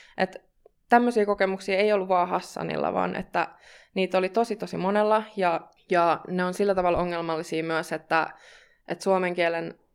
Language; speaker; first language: Finnish; native; Finnish